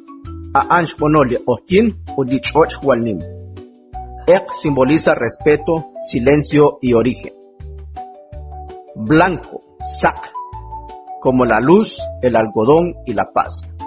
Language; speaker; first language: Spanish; non-native, local second language; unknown